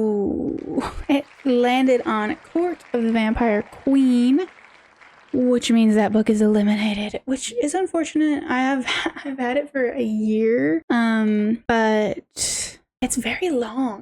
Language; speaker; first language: English; native; English